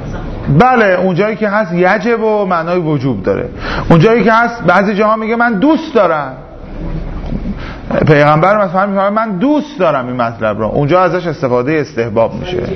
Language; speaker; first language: Persian; native; Persian